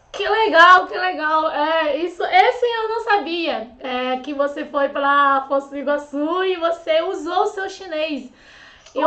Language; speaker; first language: Portuguese; non-native, fluent; Chinese